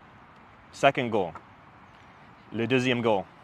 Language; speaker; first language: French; non-native, learner; English